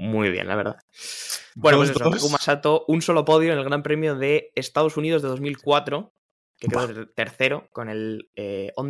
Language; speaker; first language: Spanish; native; Spanish